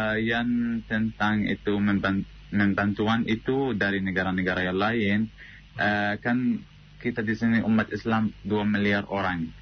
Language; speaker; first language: Indonesian; non-native, fluent; Arabic